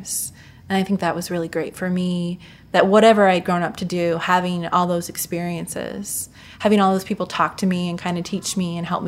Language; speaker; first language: English; native; English